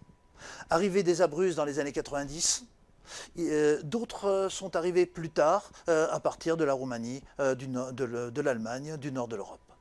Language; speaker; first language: French; native; French